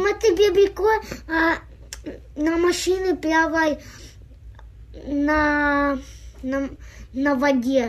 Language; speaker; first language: Russian; early bilingual, heritage; Russian